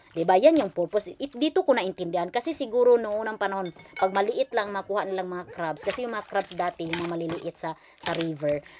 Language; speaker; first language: Filipino; non-native, local second language; Cebuano